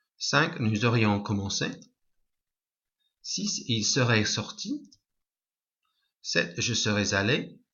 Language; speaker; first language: French; non-native, fluent; English